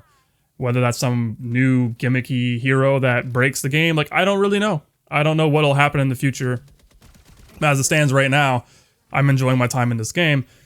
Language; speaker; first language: English; native; English